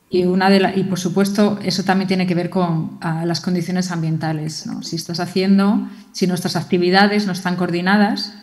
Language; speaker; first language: Spanish; native; Spanish